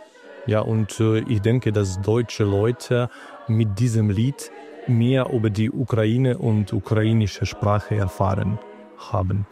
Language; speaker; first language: German; non-native, learner; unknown